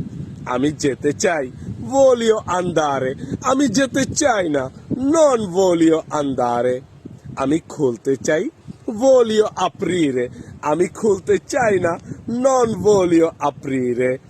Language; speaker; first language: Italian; non-native, learner; Bangla